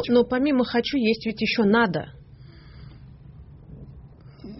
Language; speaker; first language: Russian; native; Russian